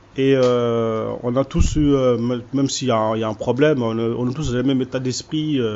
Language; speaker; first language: French; early bilingual, other home language; Soninke